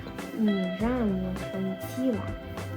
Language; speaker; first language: Chinese; non-native, learner; Russian